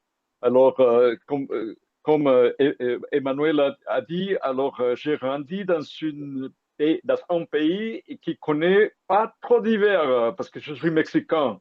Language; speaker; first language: French; non-native, fluent; Spanish